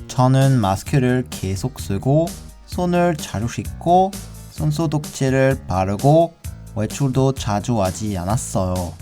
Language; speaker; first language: Korean; non-native, learner; French